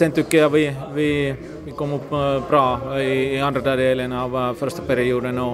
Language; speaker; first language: Swedish; non-native, fluent; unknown